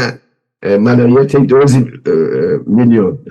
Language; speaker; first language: Portuguese; non-native, learner; Persian